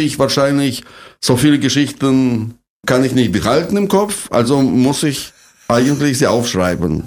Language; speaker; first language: German; non-native, fluent; Russian